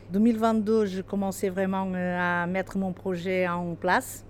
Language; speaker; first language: French; non-native, fluent; Portuguese